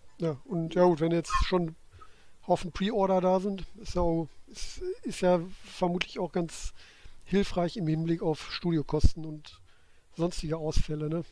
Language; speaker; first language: German; native; German